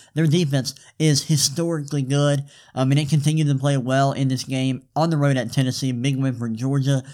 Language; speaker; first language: English; native; English